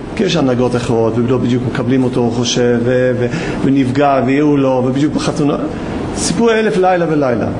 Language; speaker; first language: Hebrew; non-native, fluent; English